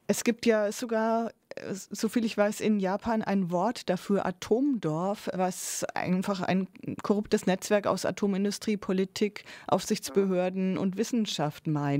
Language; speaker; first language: German; native; German